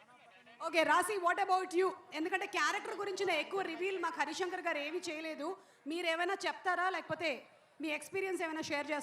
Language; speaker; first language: Telugu; native; Telugu